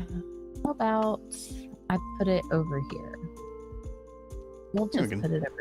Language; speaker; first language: English; native; English